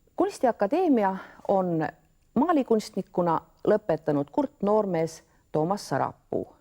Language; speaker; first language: Estonian; native; Estonian